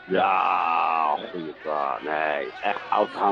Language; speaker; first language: Dutch; non-native, learner; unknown